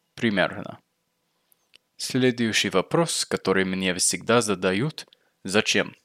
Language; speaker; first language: Russian; non-native, fluent; English